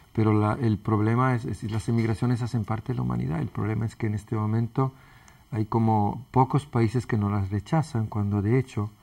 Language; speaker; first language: Spanish; early bilingual, other home language; Italian